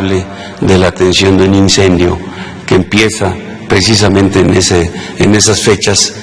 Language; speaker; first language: Spanish; native; Spanish